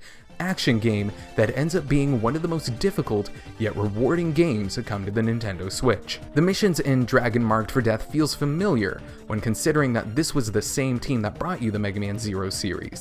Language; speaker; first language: English; native; English